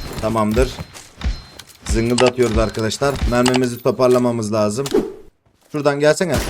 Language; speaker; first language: Turkish; native; Turkish